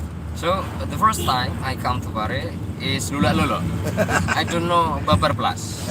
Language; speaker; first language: English; non-native, learner; Indonesian